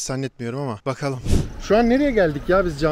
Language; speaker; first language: Turkish; native; Turkish